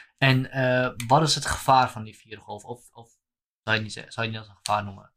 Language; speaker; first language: Dutch; native; Dutch